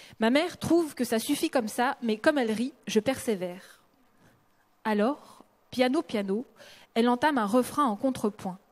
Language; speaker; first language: French; early bilingual, other home language; Russian